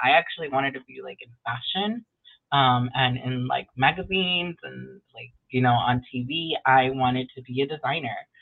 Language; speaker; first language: English; early bilingual, other home language; Spanish